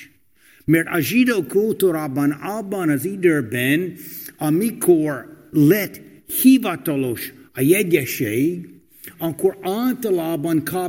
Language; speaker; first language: Hungarian; non-native, fluent; English